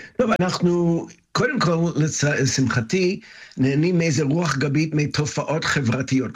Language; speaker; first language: Hebrew; non-native, fluent; English